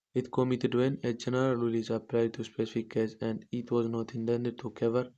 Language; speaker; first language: English; non-native, local second language; Amharic